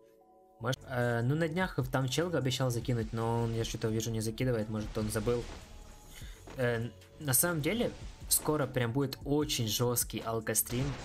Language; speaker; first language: Russian; native; Russian